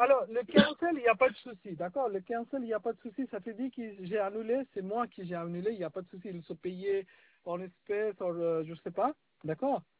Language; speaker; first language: French; non-native, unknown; Bangla